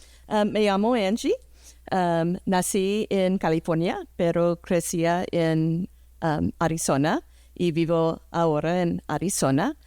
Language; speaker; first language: Spanish; early bilingual, heritage; English